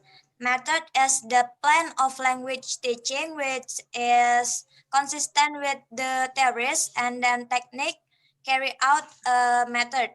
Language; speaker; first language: English; non-native, learner; Indonesian